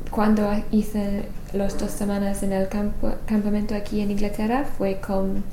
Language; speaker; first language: Spanish; non-native, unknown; English